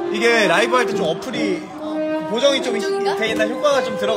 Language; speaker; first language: Korean; native; Korean